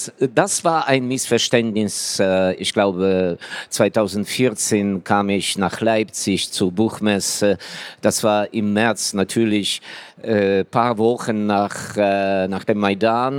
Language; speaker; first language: German; non-native, fluent; Ukrainian